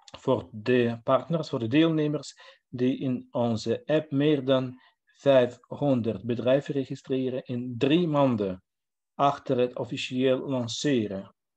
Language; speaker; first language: Dutch; non-native, fluent; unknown